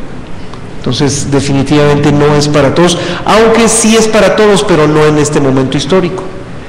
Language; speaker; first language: Spanish; native; Spanish